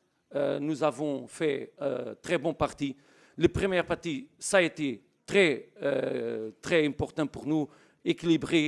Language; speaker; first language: French; non-native, learner; Portuguese